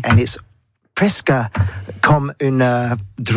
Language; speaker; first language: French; non-native, learner; English